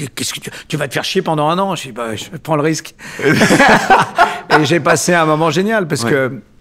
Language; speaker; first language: French; native; French